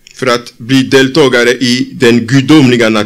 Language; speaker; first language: Swedish; non-native, fluent; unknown